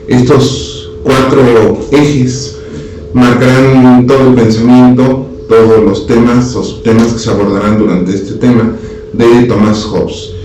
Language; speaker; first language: Spanish; native; Spanish